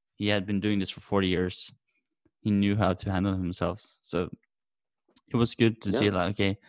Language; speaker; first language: English; non-native, fluent; Norwegian